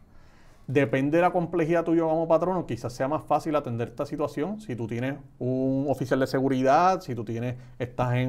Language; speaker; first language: Spanish; native; Spanish